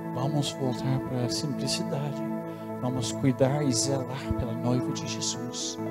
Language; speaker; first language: Portuguese; non-native, fluent; English